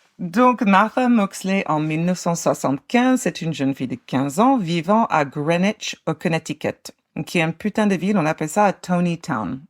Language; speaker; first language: French; non-native, fluent; English